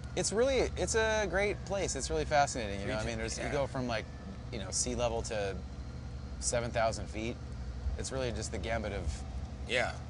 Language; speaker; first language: English; native; English